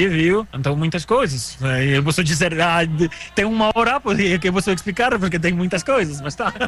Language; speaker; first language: Portuguese; non-native, learner; French